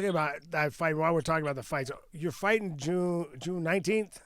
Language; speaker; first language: English; native; English